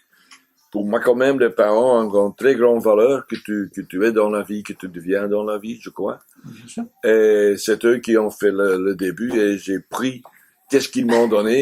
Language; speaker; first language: French; non-native, fluent; Dutch